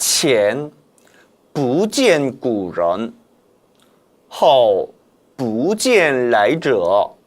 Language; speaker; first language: Chinese; non-native, fluent; Korean